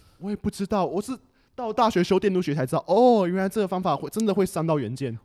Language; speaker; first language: Chinese; native; Chinese